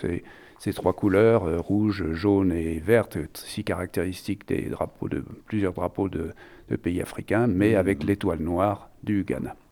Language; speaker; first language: French; native; French